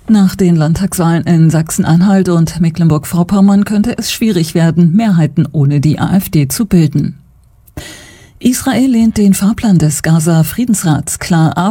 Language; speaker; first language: German; native; German